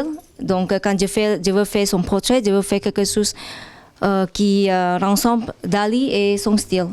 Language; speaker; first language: French; non-native, fluent; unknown